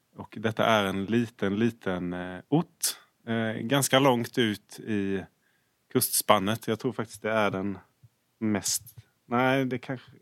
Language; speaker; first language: Swedish; native; Swedish